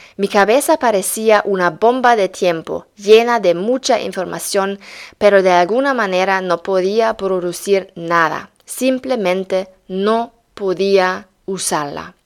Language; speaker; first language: Spanish; non-native, fluent; German